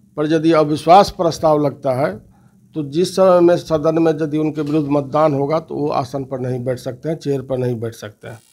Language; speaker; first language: Hindi; native; Hindi